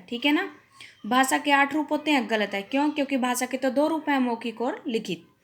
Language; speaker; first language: Hindi; native; Hindi